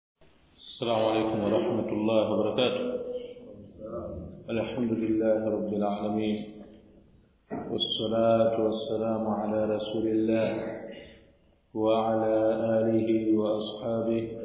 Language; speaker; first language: Arabic; non-native, fluent; Swahili